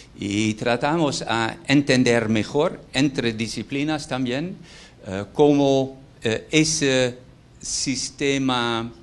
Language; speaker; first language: Spanish; non-native, fluent; Dutch